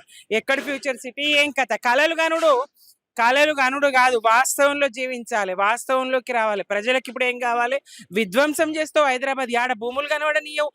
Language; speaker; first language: Telugu; native; Telugu